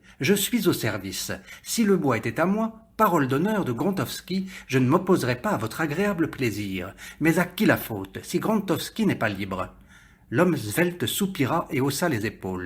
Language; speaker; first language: French; native; French